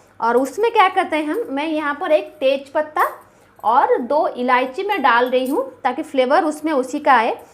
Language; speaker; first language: Hindi; non-native, local second language; Bangla